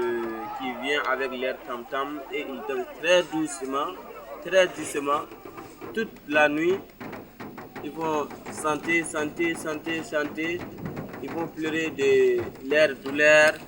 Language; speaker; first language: French; non-native, learner; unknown